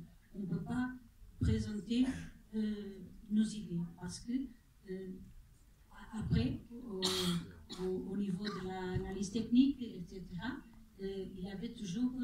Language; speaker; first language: French; non-native, fluent; Portuguese